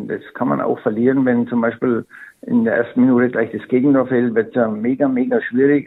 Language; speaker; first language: German; native; German